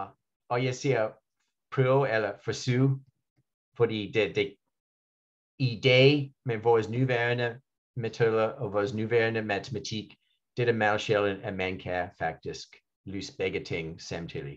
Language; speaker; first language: Danish; non-native, fluent; English